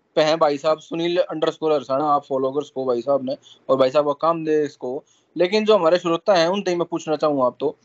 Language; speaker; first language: Hindi; native; Hindi